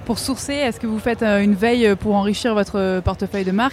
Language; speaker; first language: French; native; French